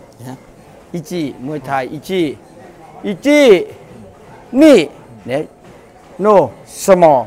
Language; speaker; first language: Japanese; non-native, learner; Thai